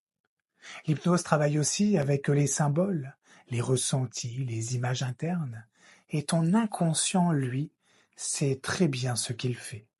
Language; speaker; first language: French; native; French